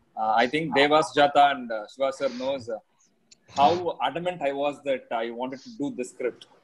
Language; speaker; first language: English; non-native, local second language; Tamil